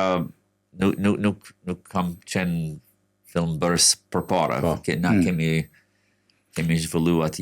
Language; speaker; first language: Albanian; non-native, fluent; English